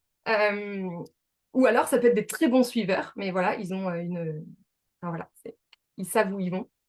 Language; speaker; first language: French; native; French